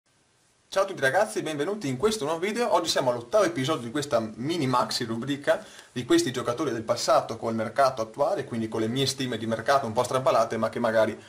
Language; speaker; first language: Italian; native; Italian